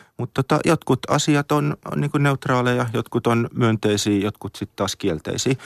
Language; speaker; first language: Finnish; native; Finnish